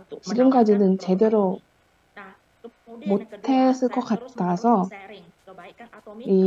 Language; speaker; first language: Korean; non-native, fluent; Indonesian